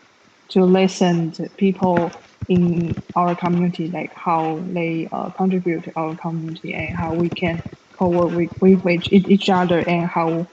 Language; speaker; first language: English; non-native, learner; Chinese